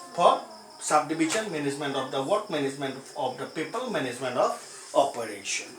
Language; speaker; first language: English; non-native, local second language; Assamese